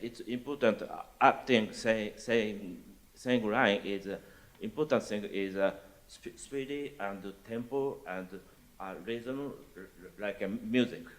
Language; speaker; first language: English; non-native, learner; Japanese